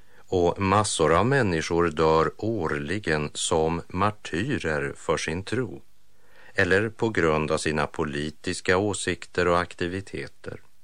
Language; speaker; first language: Swedish; native; Swedish